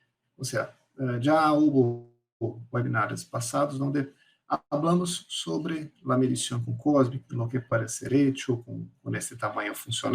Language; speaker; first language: Spanish; non-native, fluent; Portuguese